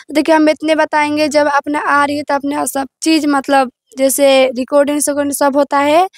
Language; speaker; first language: Hindi; native; Hindi